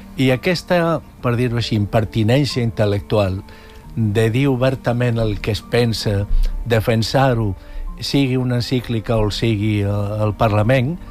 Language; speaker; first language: Catalan; non-native, local second language; Spanish